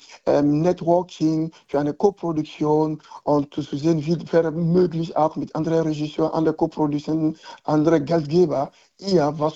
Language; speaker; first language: German; non-native, learner; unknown